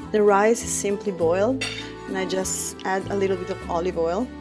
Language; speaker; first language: English; non-native, fluent; Italian